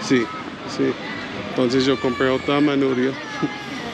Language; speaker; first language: Spanish; non-native, learner; English